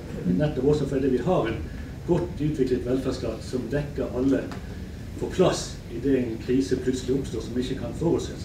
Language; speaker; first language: Norwegian; native; Norwegian